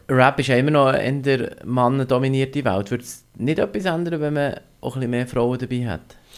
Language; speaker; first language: German; native; German